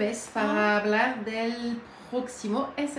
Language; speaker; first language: Spanish; non-native, learner; French